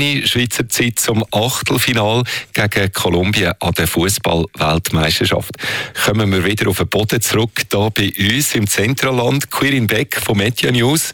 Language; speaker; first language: German; native; German